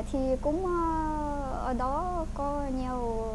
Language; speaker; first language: Vietnamese; non-native, fluent; Ukrainian